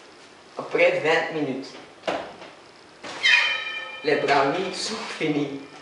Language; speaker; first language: French; non-native, learner; Dutch